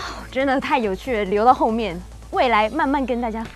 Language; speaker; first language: Chinese; native; Chinese